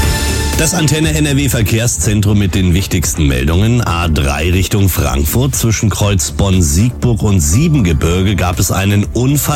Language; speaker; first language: German; native; German